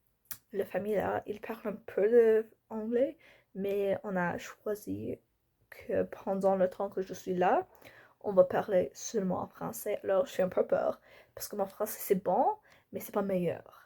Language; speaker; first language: French; non-native, learner; English